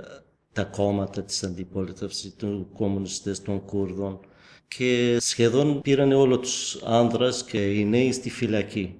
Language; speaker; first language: Greek; non-native, fluent; Kurdish